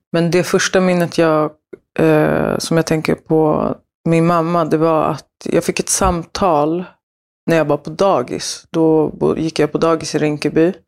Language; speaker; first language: Swedish; early bilingual, other home language; Spanish